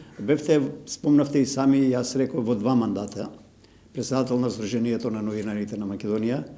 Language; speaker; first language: Macedonian; native; Macedonian